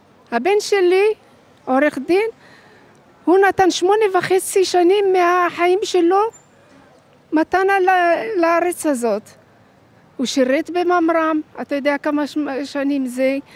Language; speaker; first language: Hebrew; non-native, fluent; Arabic